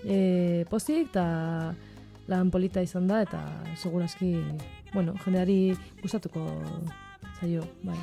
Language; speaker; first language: Basque; non-native, local second language; Spanish